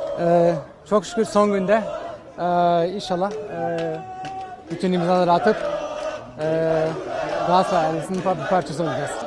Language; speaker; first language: Turkish; early bilingual, heritage; Turkish